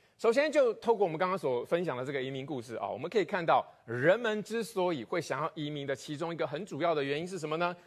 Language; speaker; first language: Chinese; native; Chinese